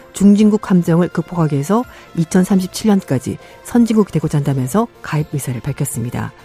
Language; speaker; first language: Korean; native; Korean